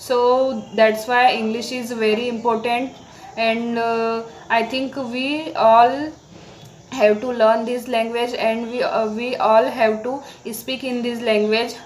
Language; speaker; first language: English; non-native, learner; Marathi